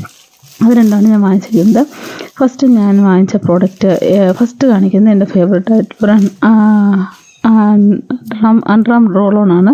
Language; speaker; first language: Malayalam; native; Malayalam